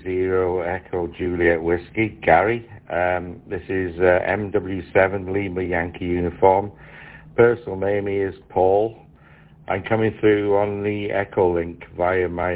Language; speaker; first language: English; native; English